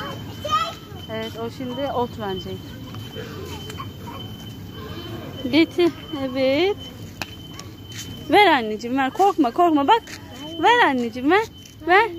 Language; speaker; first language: Turkish; native; Turkish